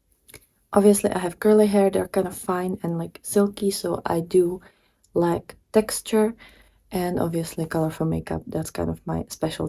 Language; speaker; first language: English; non-native, fluent; Czech